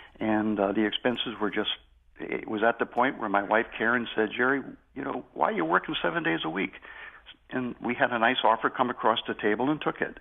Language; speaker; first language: English; native; English